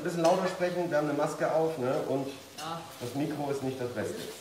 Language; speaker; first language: German; native; German